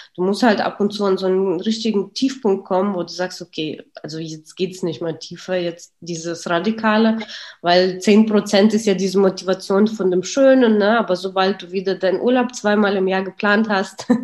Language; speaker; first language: German; early bilingual, other home language; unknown